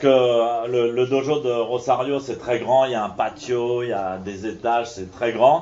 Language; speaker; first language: French; native; French